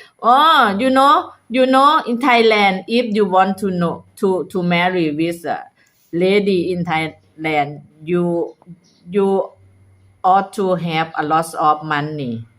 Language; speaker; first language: English; non-native, learner; Thai